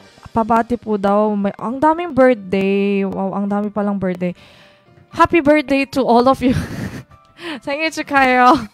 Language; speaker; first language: English; non-native, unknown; Korean